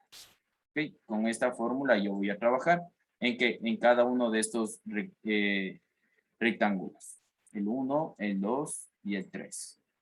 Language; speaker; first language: Spanish; native; Spanish